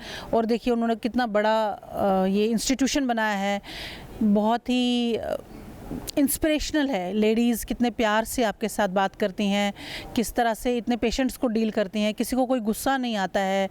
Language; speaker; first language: Hindi; native; Hindi